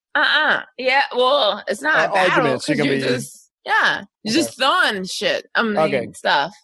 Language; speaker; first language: English; native; English